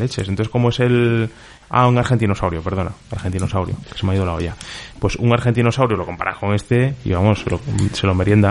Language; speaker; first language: Spanish; native; Spanish